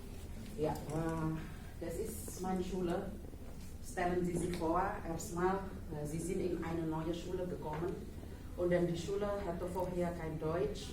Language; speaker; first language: German; non-native, fluent; Indonesian